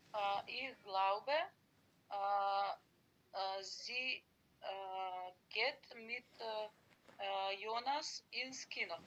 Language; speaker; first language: German; non-native, learner; Macedonian